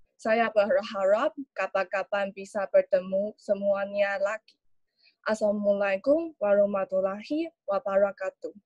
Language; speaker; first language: Indonesian; non-native, learner; Chinese